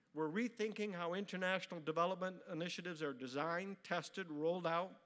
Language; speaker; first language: English; native; English